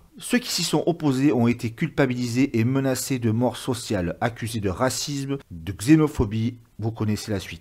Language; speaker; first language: French; native; French